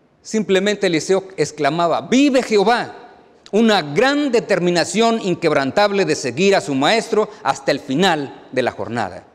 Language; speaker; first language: Spanish; native; Spanish